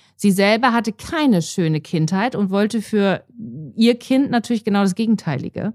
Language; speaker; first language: German; native; German